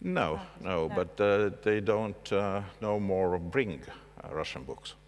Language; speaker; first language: English; non-native, fluent; Estonian